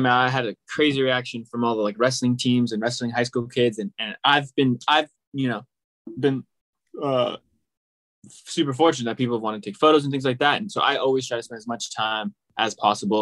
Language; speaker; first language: English; native; English